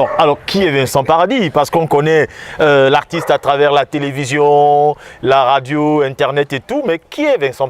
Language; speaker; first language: French; native; French